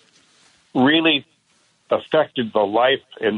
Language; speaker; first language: English; native; English